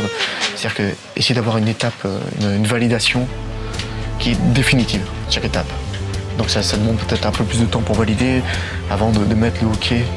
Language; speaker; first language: French; native; French